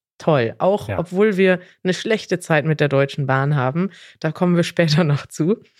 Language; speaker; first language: German; native; German